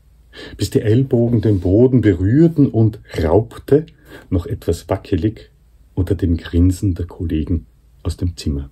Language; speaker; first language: German; native; German